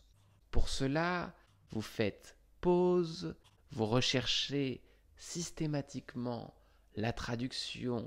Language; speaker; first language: French; non-native, fluent; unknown